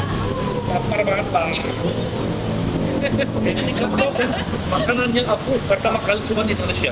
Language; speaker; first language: Indonesian; non-native, learner; Turkish